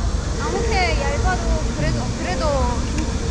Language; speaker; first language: Korean; non-native, fluent; Armenian